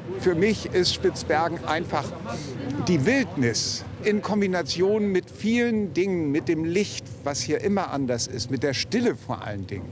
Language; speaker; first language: German; native; German